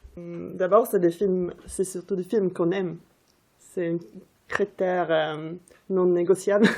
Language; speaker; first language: French; non-native, fluent; Swedish